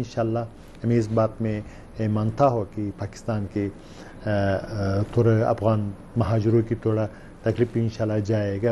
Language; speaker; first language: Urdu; non-native, learner; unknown